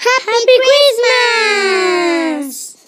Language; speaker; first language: English; non-native, learner; Spanish